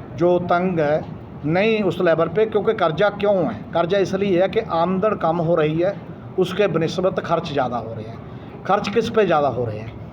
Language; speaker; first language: Hindi; non-native, local second language; Punjabi